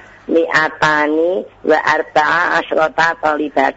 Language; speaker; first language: Arabic; non-native, learner; Indonesian